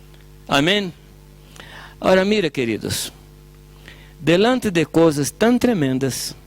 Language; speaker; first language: Spanish; non-native, fluent; Portuguese